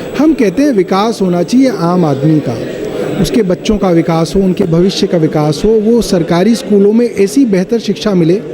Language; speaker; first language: Hindi; native; Hindi